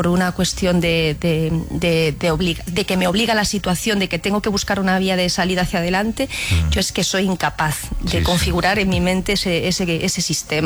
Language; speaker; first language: Spanish; native; Spanish